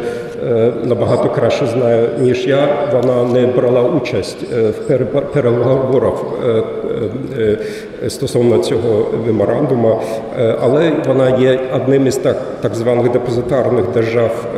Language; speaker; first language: Ukrainian; non-native, fluent; German